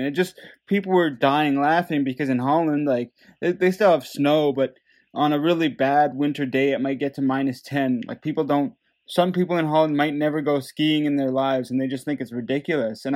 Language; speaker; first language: English; non-native, fluent; Dutch